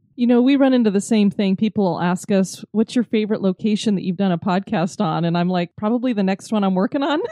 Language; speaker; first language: English; native; English